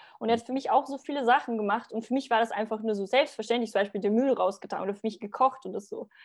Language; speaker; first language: German; early bilingual, other home language; Bosnian